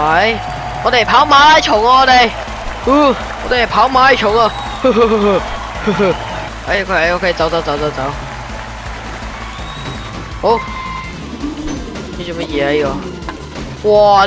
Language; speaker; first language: Chinese; native; Chinese